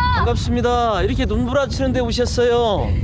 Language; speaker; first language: Korean; native; Korean